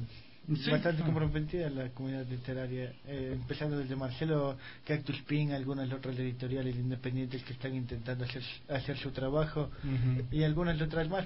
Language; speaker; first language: Spanish; native; Spanish